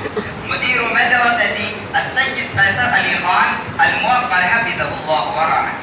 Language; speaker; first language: Arabic; non-native, learner; Urdu